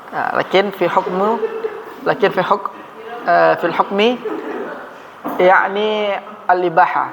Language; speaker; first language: Arabic; non-native, fluent; Indonesian